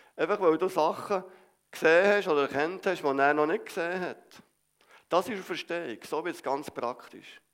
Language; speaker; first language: German; native; German